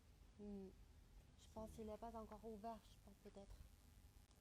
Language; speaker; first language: French; non-native, fluent; Chinese